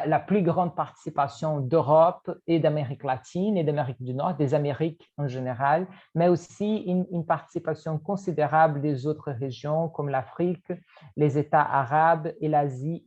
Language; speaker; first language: French; non-native, fluent; Portuguese